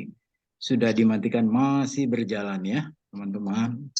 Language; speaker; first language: Indonesian; native; Indonesian